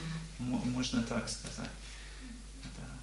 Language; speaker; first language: Russian; non-native, learner; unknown